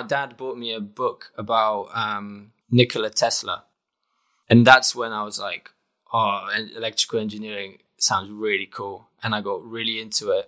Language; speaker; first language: English; non-native, fluent; Polish